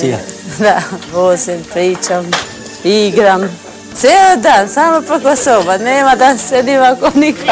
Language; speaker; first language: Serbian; non-native, learner; Albanian